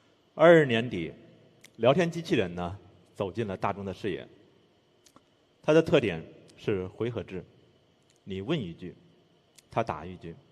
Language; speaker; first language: Chinese; native; Chinese